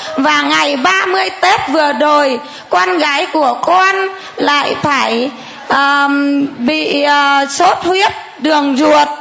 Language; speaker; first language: Vietnamese; non-native, local second language; Muong